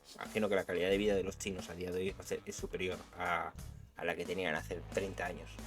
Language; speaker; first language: Spanish; native; Spanish